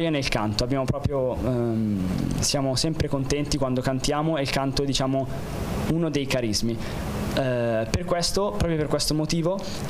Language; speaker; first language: Italian; native; Italian